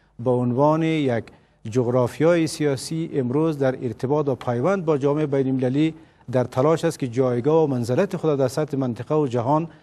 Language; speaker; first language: Persian; native; Persian